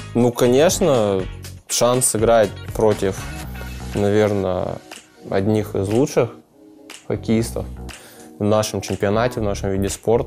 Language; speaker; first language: Russian; native; Russian